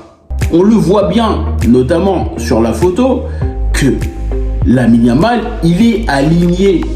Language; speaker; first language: French; native; French